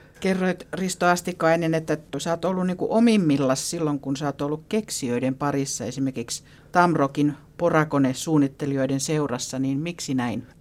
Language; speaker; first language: Finnish; native; Finnish